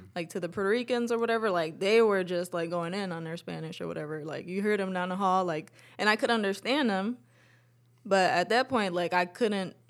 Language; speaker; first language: English; early bilingual, other home language; Spanish